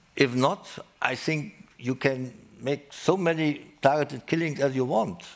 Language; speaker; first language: English; non-native, fluent; German